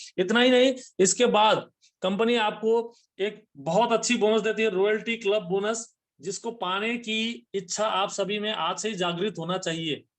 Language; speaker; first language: Hindi; non-native, local second language; Nepali